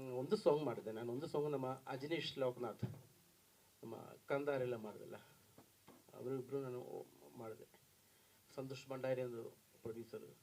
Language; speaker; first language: Kannada; non-native, learner; Malayalam